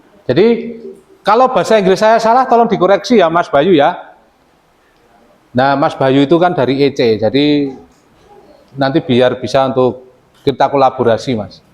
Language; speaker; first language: Indonesian; native; Indonesian